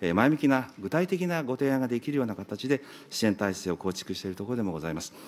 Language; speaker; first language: Japanese; native; Japanese